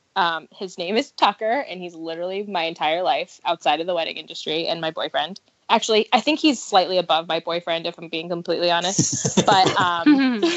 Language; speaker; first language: English; native; English